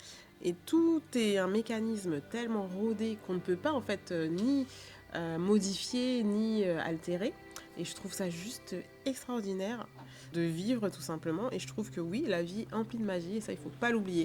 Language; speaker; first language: French; native; French